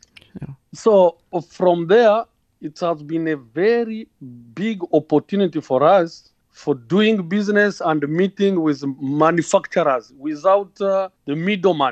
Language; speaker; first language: English; non-native, local second language; Kinyarwanda